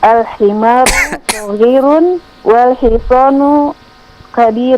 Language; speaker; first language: Arabic; non-native, learner; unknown